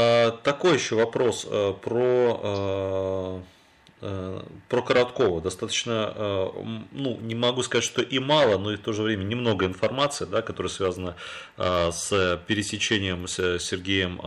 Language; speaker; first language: Russian; native; Russian